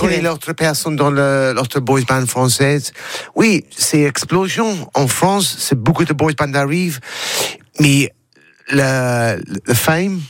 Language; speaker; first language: French; non-native, learner; English